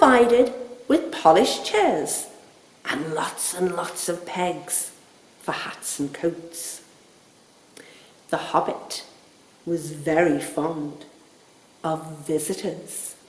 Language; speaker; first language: English; native; English